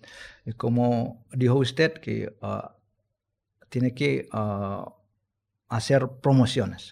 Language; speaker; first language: Spanish; non-native, fluent; Indonesian